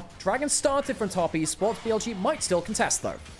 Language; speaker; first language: English; native; English